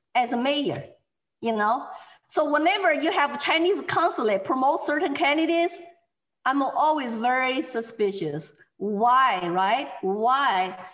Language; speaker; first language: English; non-native, fluent; Chinese